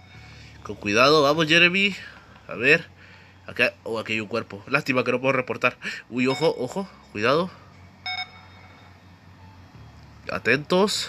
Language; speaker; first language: Spanish; native; Spanish